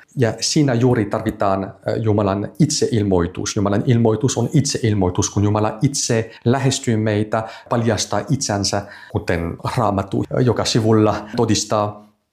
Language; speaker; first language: Finnish; non-native, fluent; French